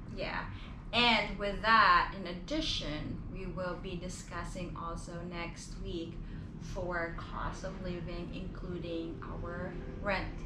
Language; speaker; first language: English; non-native, local second language; Cebuano